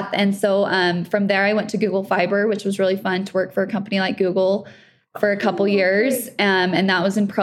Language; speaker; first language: English; native; English